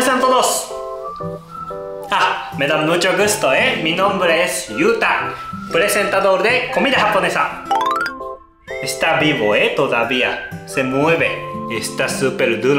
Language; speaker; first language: Spanish; non-native, learner; Japanese